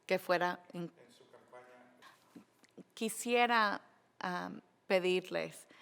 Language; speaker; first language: Spanish; early bilingual, other home language; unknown